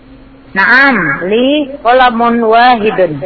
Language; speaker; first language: Arabic; non-native, learner; Indonesian